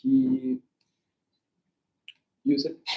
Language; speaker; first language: English; non-native, learner; Spanish